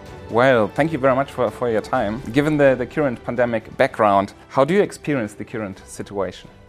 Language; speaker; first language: English; non-native, fluent; German